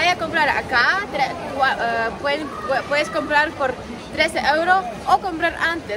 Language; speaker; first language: Spanish; non-native, fluent; Ukrainian